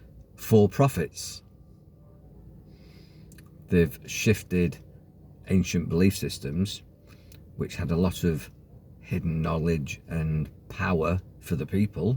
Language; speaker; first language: English; native; English